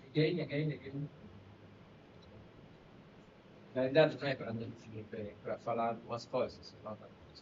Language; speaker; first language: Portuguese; non-native, fluent; Italian